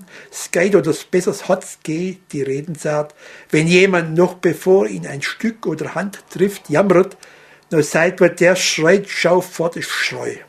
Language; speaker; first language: German; native; German